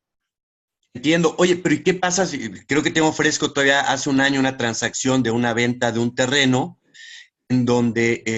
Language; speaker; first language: Spanish; native; Spanish